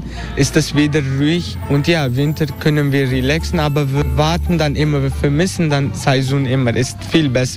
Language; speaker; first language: German; non-native, fluent; Turkish